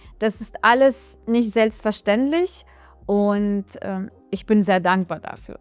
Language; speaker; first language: German; non-native, fluent; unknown